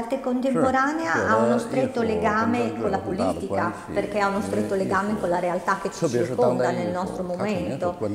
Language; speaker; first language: Italian; non-native, fluent; Chinese